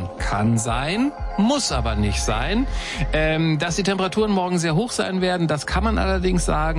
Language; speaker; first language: German; native; German